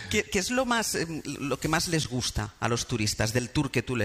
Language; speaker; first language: Spanish; native; Spanish